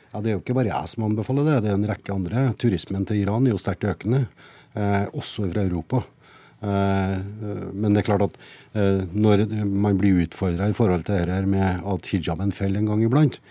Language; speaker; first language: Norwegian; native; Norwegian